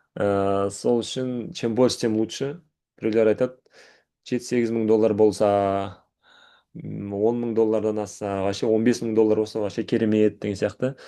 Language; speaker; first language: Russian; non-native, local second language; Kazakh